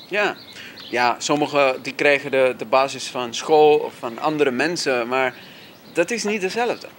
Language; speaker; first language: Dutch; non-native, fluent; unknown